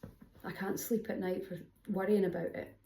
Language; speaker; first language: English; native; English